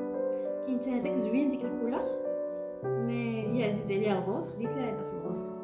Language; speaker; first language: Arabic; native; Arabic